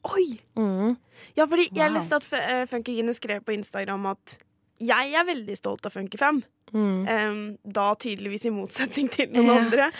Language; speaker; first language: Norwegian; native; Norwegian